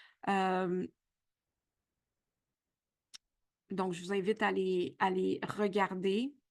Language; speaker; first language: French; native; French